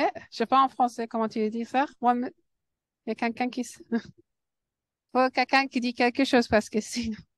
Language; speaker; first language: French; non-native, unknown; English